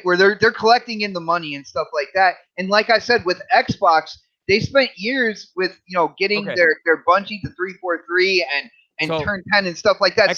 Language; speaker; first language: English; native; English